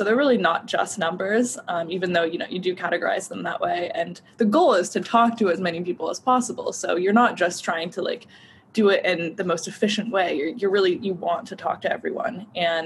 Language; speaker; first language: English; native; English